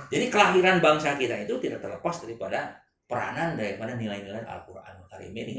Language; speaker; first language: Indonesian; non-native, local second language; Chinese